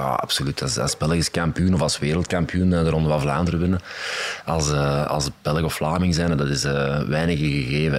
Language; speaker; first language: Dutch; native; Dutch